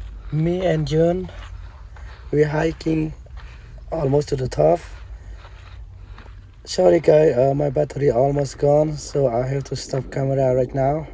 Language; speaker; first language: English; non-native, learner; Vietnamese